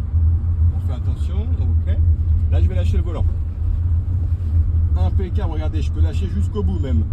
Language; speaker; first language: French; native; French